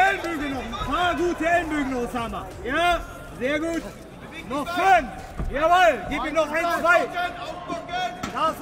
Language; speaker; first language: German; native; German